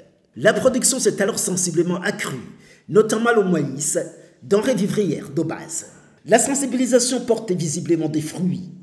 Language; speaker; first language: French; non-native, local second language; Rundi